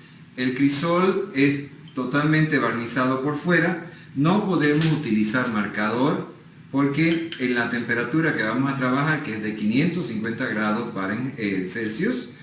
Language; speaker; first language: Spanish; native; Spanish